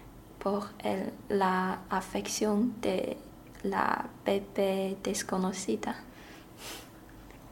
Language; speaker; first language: Spanish; non-native, learner; Chinese